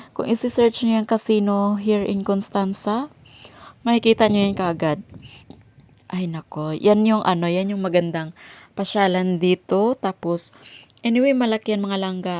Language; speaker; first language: Filipino; non-native, local second language; Cebuano